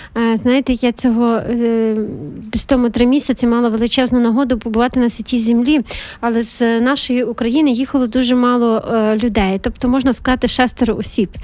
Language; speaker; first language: Ukrainian; native; Ukrainian